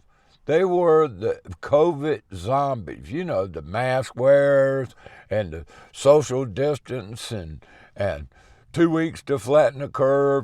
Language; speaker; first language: English; native; English